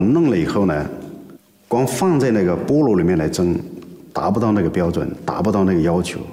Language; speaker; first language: Chinese; non-native, local second language; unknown